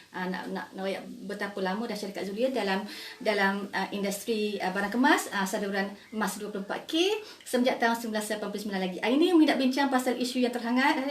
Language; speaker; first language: Malay; native; Malay